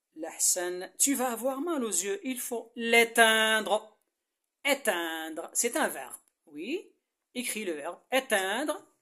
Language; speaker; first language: French; non-native, local second language; Arabic